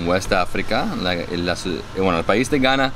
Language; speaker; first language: Spanish; early bilingual, heritage; Spanish